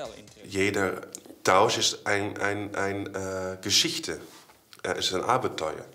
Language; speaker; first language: German; non-native, fluent; Dutch